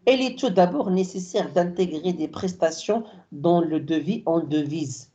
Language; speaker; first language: French; non-native, local second language; Arabic